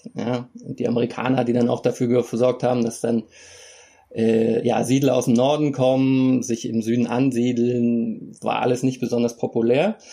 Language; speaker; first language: German; native; German